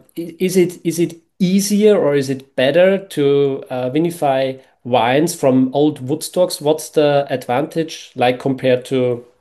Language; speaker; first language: English; non-native, fluent; German